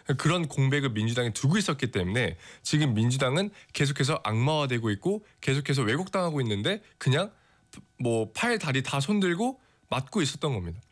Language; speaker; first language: Korean; native; Korean